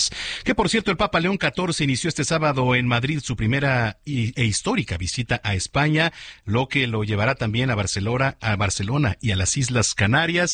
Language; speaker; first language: Spanish; native; Spanish